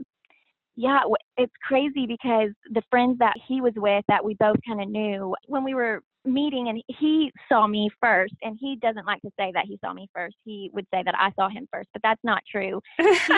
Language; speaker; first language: English; native; English